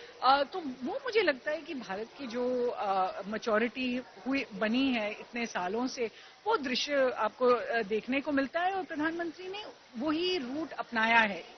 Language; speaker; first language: Hindi; native; Hindi